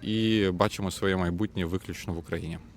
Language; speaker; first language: Ukrainian; non-native, local second language; Russian